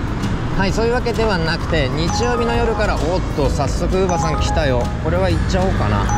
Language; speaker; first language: Japanese; native; Japanese